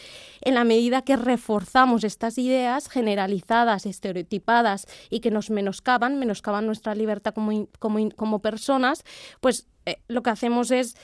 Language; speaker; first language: Spanish; native; Spanish